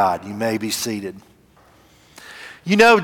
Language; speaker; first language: English; native; English